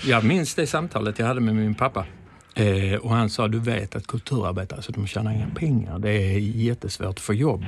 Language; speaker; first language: Swedish; native; Swedish